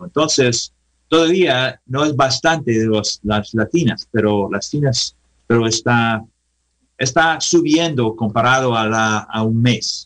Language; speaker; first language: Spanish; non-native, learner; English